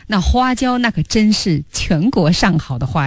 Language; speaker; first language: Chinese; native; Chinese